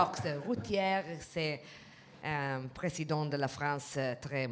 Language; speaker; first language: French; non-native, learner; Italian